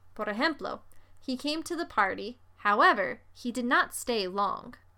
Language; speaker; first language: English; native; English